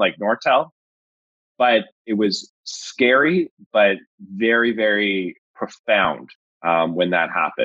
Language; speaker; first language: English; native; English